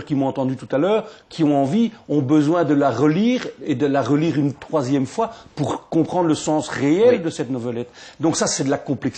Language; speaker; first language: French; native; French